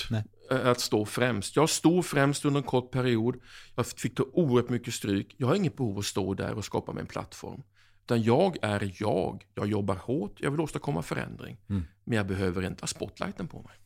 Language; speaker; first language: Swedish; native; Swedish